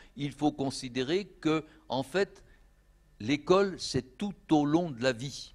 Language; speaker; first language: French; native; French